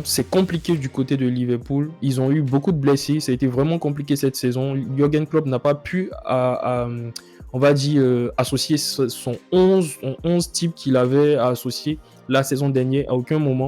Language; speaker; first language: French; native; French